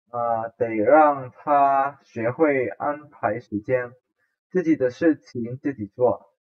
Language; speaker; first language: Chinese; non-native, fluent; Indonesian